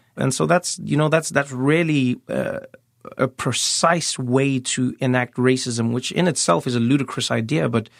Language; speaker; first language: English; native; English